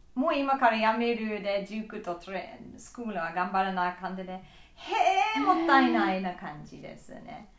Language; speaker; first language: Japanese; non-native, learner; English